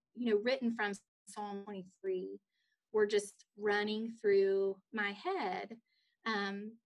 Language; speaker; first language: English; native; English